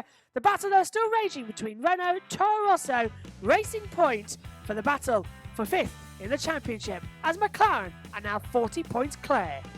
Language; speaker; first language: English; native; English